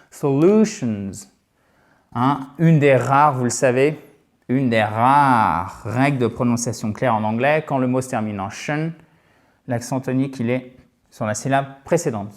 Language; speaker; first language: French; native; French